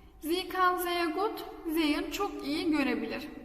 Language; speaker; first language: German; non-native, fluent; Turkish